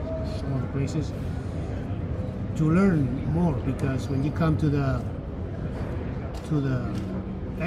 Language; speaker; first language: English; non-native, fluent; Spanish